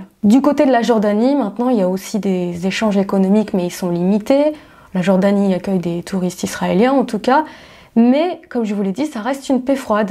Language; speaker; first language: French; native; French